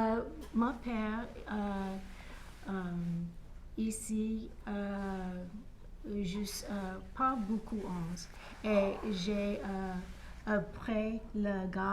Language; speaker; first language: French; non-native, learner; English